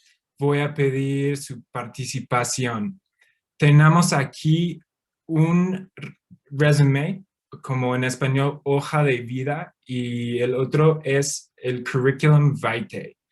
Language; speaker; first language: Spanish; non-native, fluent; English